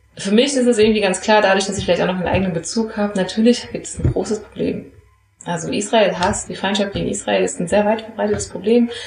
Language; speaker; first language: German; native; German